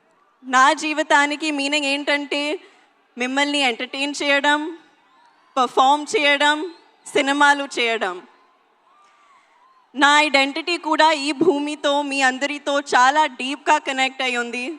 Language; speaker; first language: Telugu; non-native, local second language; Hindi